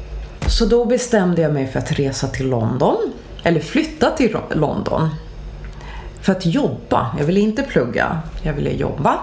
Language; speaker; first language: Swedish; early bilingual, other home language; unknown